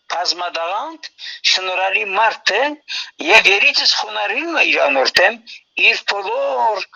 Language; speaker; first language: Armenian; early bilingual, heritage; Armenian